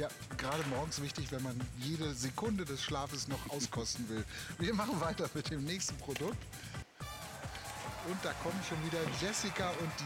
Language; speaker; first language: German; native; German